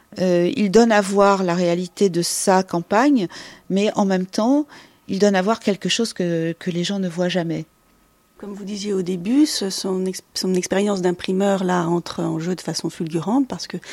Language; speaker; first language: French; native; French